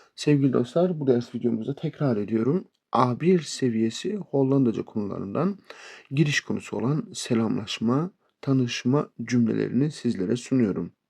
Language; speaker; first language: Turkish; native; Turkish